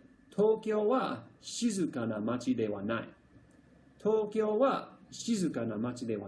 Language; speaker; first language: Japanese; non-native, fluent; English